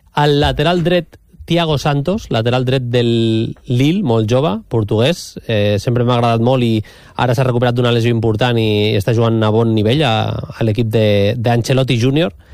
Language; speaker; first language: Catalan; native; Catalan